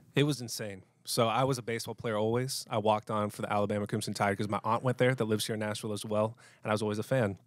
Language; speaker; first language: English; native; English